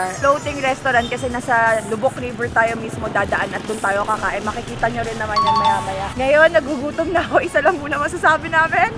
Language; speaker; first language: Filipino; native; Filipino